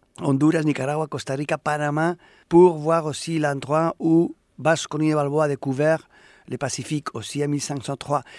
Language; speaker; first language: French; non-native, fluent; Spanish